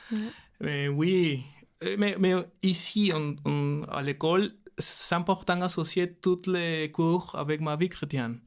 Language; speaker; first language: French; non-native, learner; Spanish